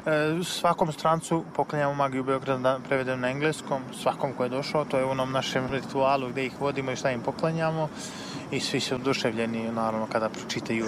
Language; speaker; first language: Serbian; native; Serbian